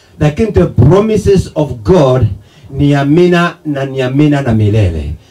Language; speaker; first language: Swahili; non-native, local second language; Gusii